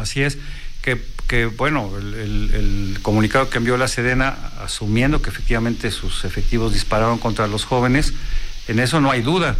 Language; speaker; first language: Spanish; native; Spanish